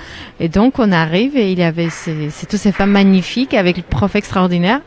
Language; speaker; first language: French; non-native, fluent; Armenian